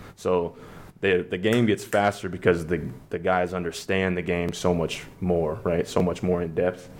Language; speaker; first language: English; native; English